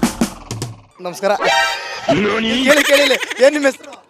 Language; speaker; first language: Kannada; native; Kannada